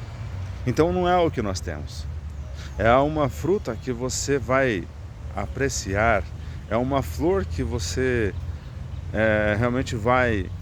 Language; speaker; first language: Portuguese; native; Portuguese